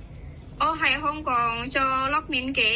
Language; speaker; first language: Cantonese; non-native, learner; Indonesian